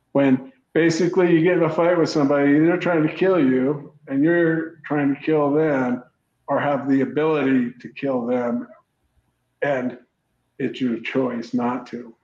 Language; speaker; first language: English; native; English